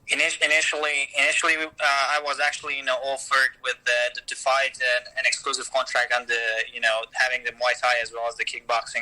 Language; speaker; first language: English; non-native, fluent; Russian